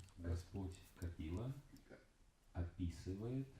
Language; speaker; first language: Russian; native; Russian